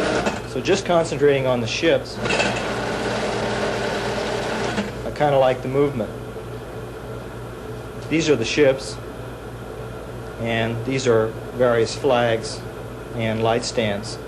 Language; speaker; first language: English; native; English